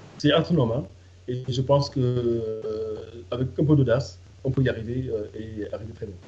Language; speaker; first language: French; non-native, local second language; Fula